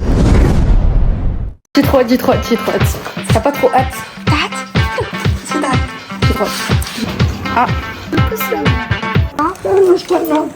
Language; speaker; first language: French; native; French